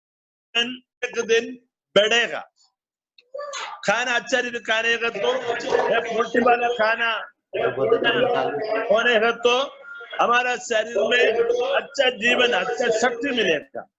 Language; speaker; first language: Hindi; non-native, learner; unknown